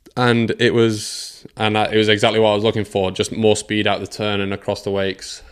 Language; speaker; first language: English; native; English